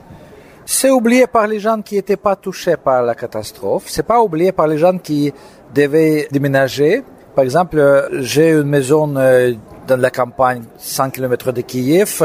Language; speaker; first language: French; non-native, fluent; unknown